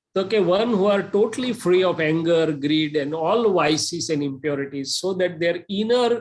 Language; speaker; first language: English; non-native, local second language; Gujarati